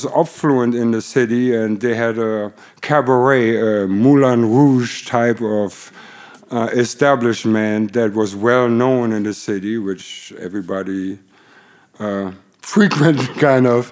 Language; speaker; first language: English; non-native, fluent; German